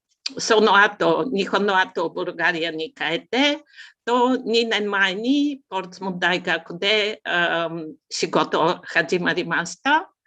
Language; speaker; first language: Japanese; non-native, learner; Bulgarian